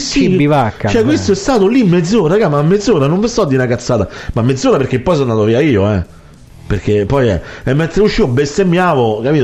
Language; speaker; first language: Italian; native; Italian